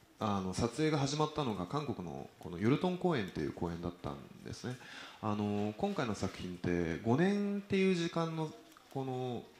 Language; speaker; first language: Japanese; native; Japanese